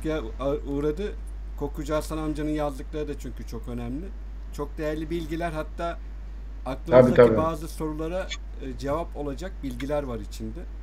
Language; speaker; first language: Turkish; native; Turkish